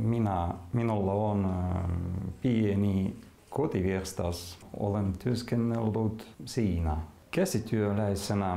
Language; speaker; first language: Finnish; non-native, local second language; Russian